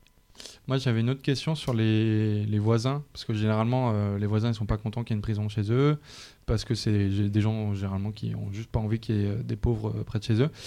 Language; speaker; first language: French; native; French